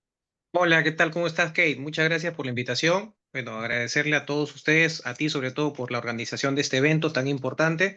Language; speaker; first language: Spanish; native; Spanish